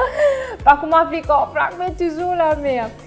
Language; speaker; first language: French; non-native, local second language; Morisyen